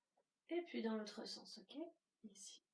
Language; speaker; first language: French; native; French